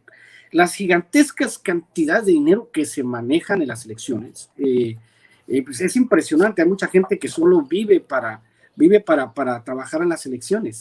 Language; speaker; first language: Spanish; native; Spanish